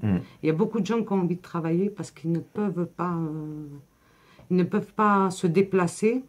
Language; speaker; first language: French; native; French